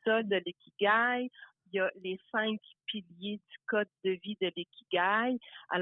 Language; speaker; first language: French; native; French